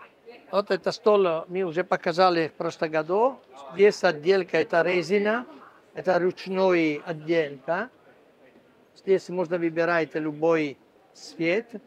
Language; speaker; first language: Russian; non-native, fluent; Italian